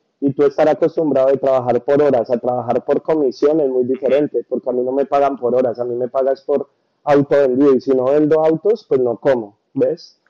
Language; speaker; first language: Spanish; native; Spanish